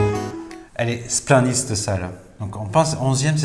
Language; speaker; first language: French; native; French